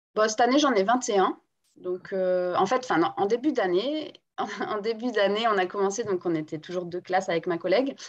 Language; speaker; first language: French; non-native, local second language; Guadeloupean Creole French